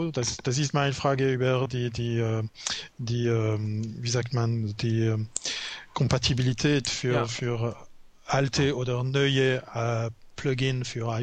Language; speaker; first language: German; non-native, learner; French